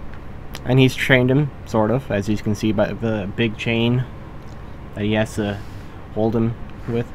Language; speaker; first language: English; native; English